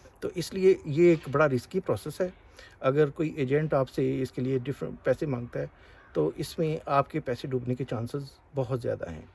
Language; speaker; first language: Urdu; non-native, local second language; Punjabi